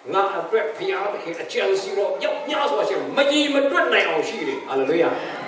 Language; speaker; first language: Burmese; non-native, local second language; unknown